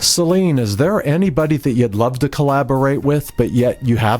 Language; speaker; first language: English; native; English